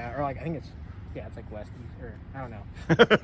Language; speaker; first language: English; native; English